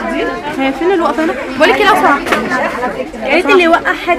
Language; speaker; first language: Arabic; native; Arabic